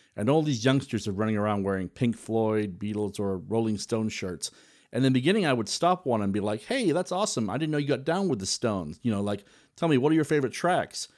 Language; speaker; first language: English; native; English